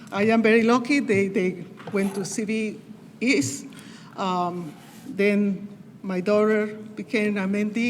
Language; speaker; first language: English; non-native, fluent; Spanish